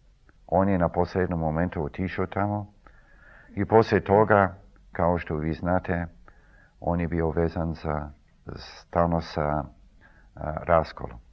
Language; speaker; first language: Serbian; early bilingual, heritage; Serbian